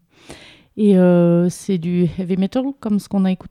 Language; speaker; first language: French; native; French